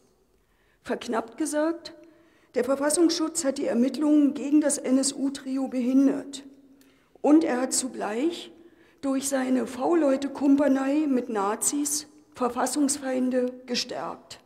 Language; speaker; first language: German; native; German